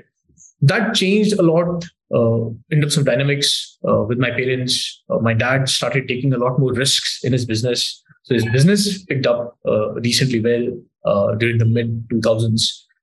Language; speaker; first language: English; non-native, local second language; Hindi